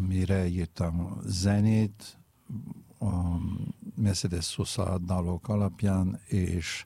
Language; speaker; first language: Hungarian; non-native, fluent; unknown